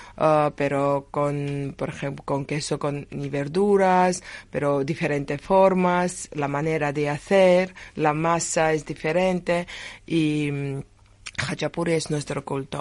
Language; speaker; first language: Spanish; non-native, learner; Georgian